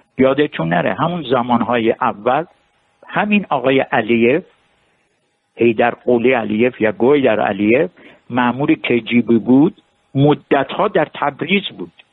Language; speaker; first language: Persian; non-native, local second language; Armenian